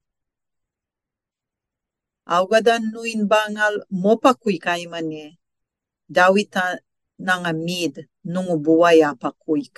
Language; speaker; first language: English; non-native, local second language; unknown